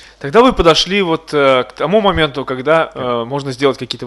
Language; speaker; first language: Russian; native; Russian